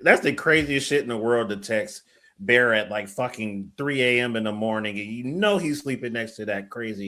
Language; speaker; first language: English; native; English